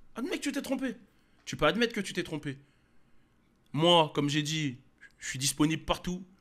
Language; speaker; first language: French; native; French